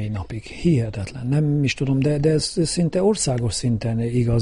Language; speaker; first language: Hungarian; native; Hungarian